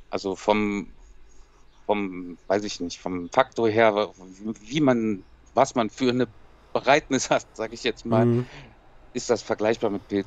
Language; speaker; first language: German; native; German